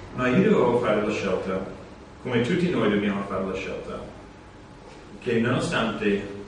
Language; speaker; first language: Italian; non-native, fluent; English